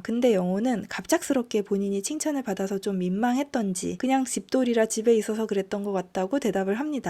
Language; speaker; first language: Korean; native; Korean